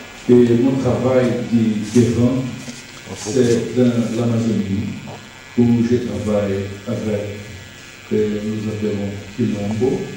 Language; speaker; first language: French; non-native, learner; Portuguese